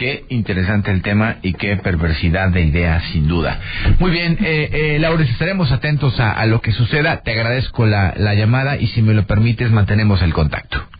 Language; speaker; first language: Spanish; native; Spanish